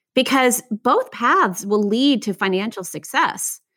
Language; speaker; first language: English; native; English